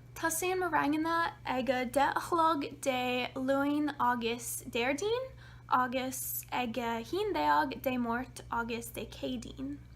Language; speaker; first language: Irish; non-native, learner; English